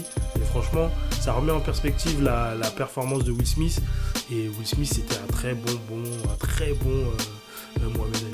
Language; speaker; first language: French; native; French